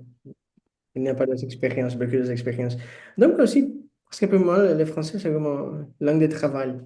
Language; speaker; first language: French; non-native, learner; Portuguese